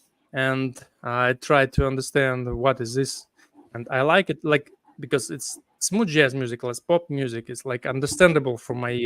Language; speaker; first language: English; non-native, fluent; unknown